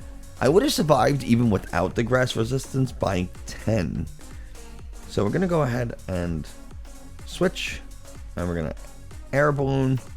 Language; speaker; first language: English; native; English